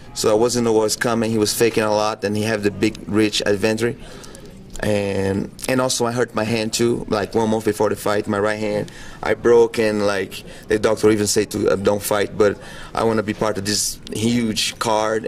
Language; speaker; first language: English; non-native, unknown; Portuguese